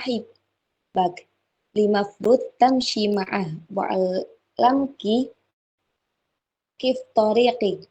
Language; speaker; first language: Arabic; non-native, learner; Indonesian